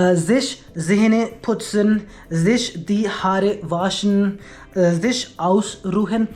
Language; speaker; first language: German; non-native, learner; Hindi